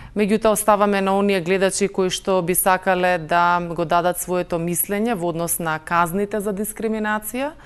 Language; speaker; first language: Macedonian; native; Macedonian